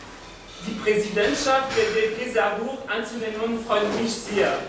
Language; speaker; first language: German; non-native, fluent; French